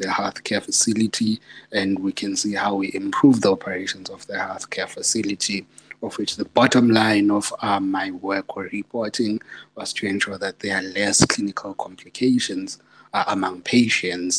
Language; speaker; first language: English; non-native, local second language; Zulu